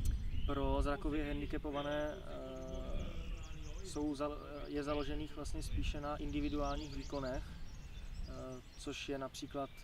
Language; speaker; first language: Czech; native; Czech